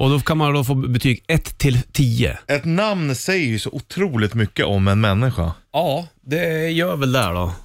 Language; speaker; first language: Swedish; native; Swedish